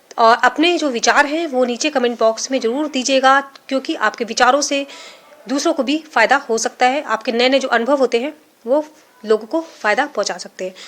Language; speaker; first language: Hindi; native; Hindi